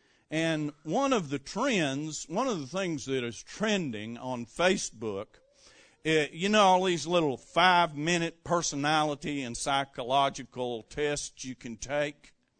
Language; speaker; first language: English; native; English